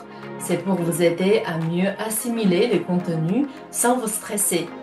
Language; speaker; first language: French; non-native, fluent; Chinese